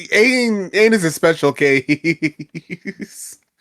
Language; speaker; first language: English; native; English